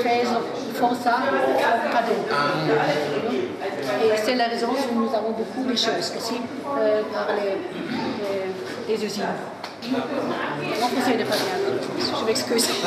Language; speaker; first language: French; non-native, learner; German